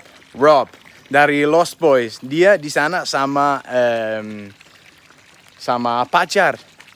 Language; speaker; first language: Indonesian; non-native, fluent; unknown